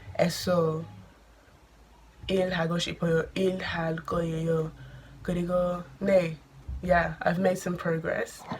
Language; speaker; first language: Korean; non-native, learner; English